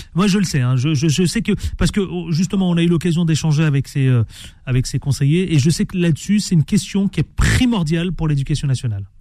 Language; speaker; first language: French; native; French